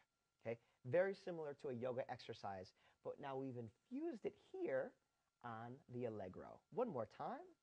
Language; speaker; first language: English; native; English